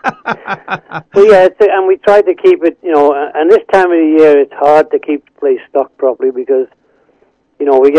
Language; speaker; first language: English; native; English